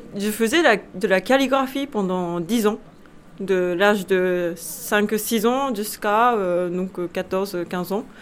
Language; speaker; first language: French; non-native, fluent; Japanese